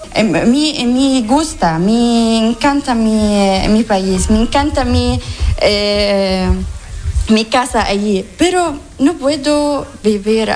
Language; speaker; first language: Spanish; non-native, learner; Arabic